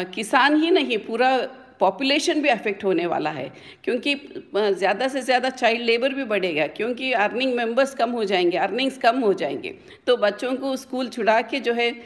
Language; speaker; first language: Hindi; non-native, local second language; Telugu